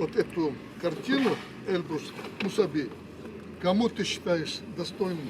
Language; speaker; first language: Russian; non-native, local second language; Karachay-Balkar